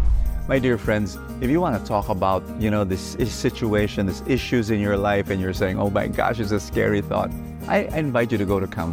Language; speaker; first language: English; non-native, local second language; Filipino